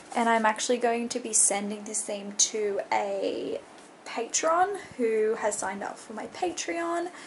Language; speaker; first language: English; native; English